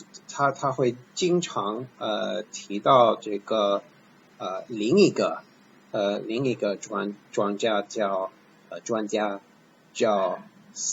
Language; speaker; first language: Chinese; non-native, fluent; English